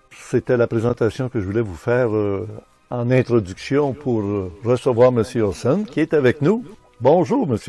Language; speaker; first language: French; native; French